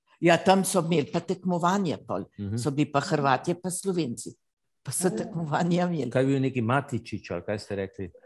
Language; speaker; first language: Slovenian; native; Slovenian